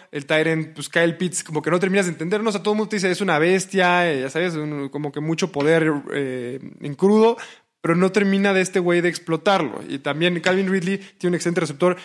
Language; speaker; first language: Spanish; native; Spanish